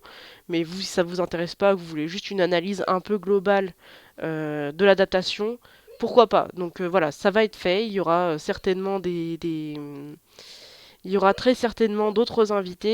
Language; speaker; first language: French; native; French